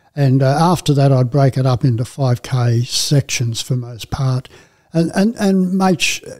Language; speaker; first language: English; native; English